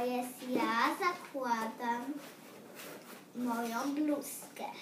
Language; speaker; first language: Polish; early bilingual, heritage; Polish